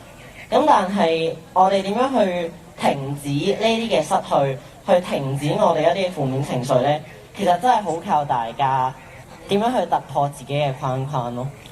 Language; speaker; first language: Cantonese; native; Cantonese